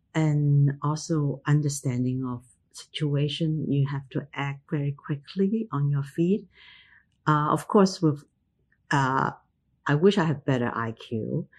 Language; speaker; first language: English; non-native, local second language; Cantonese